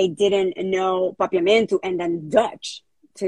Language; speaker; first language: English; early bilingual, other home language; Spanish